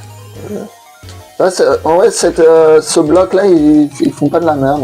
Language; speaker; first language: French; native; French